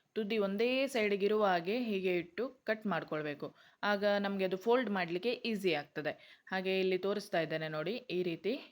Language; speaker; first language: Kannada; non-native, local second language; Konkani